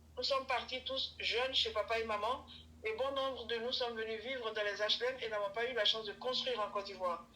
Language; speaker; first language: French; early bilingual, other home language; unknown